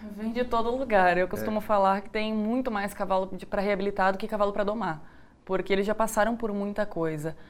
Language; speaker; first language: Portuguese; native; Portuguese